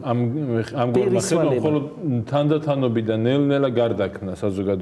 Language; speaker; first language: Georgian; native; Georgian